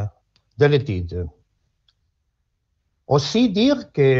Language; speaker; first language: French; non-native, learner; Spanish